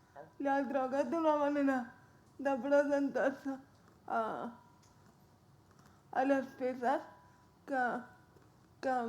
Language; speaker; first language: Catalan; non-native, local second language; Spanish